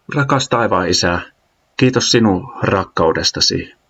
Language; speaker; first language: Finnish; native; Finnish